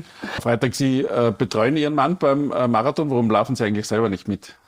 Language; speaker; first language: German; native; German